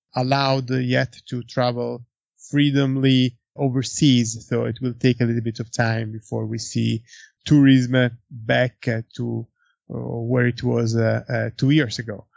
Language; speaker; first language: English; non-native, fluent; Italian